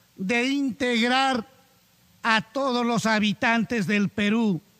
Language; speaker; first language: Spanish; non-native, local second language; Quechua